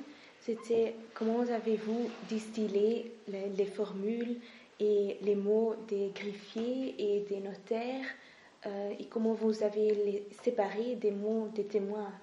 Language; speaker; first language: French; non-native, local second language; Dutch